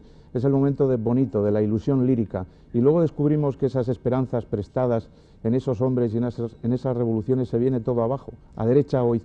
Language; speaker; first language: Spanish; native; Spanish